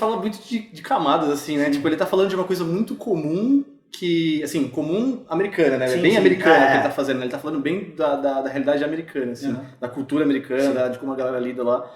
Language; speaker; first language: Portuguese; native; Portuguese